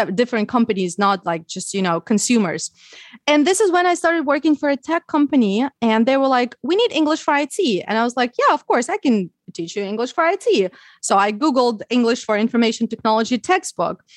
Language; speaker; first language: English; non-native, fluent; Ukrainian